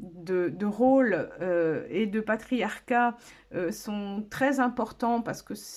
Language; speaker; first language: French; native; French